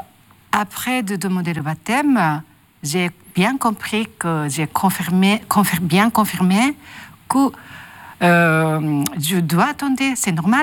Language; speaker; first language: French; non-native, learner; Japanese